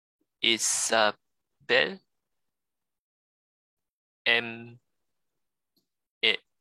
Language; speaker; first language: French; non-native, learner; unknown